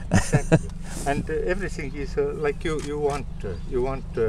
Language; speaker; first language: English; non-native, learner; Estonian